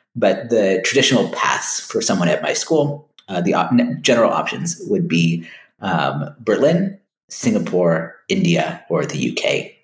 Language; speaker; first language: English; native; English